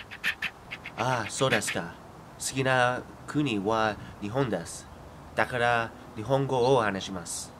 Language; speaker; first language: Japanese; non-native, learner; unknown